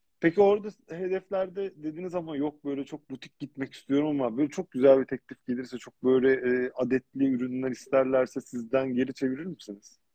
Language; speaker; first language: Turkish; native; Turkish